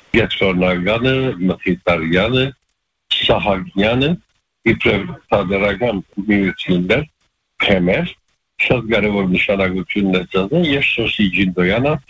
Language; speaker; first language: Armenian; early bilingual, heritage; Armenian